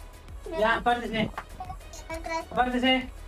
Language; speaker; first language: Spanish; non-native, learner; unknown